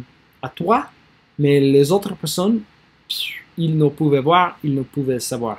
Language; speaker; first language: French; non-native, learner; English